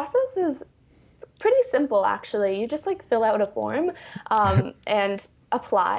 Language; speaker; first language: English; native; English